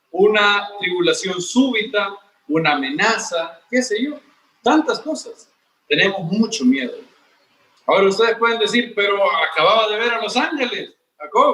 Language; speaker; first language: Spanish; native; Spanish